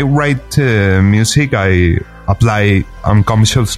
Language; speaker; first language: English; non-native, fluent; Spanish